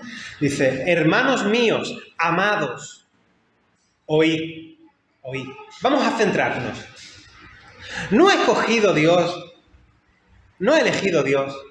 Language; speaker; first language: Spanish; native; Spanish